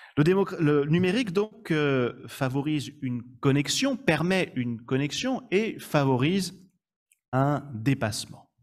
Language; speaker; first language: French; native; French